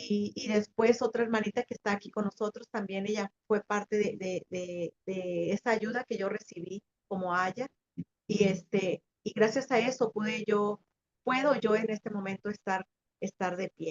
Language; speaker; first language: Spanish; native; Spanish